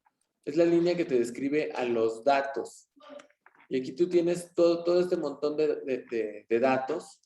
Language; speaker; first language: Spanish; native; Spanish